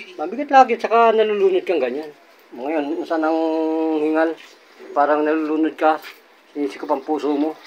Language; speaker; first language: Filipino; native; Filipino